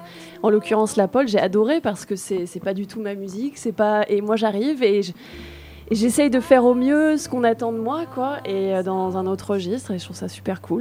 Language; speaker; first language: French; native; French